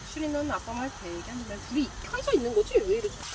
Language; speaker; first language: Korean; native; Korean